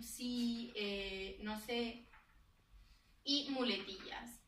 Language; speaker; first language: Spanish; native; Spanish